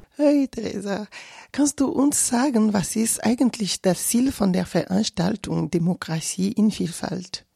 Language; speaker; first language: German; non-native, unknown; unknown